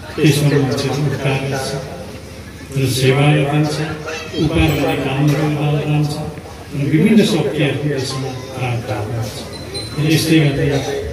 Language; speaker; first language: Nepali; non-native, local second language; Limbu